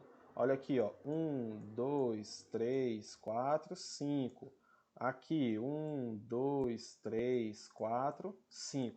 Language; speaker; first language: Portuguese; native; Portuguese